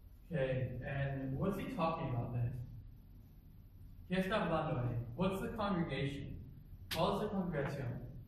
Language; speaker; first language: Spanish; non-native, learner; English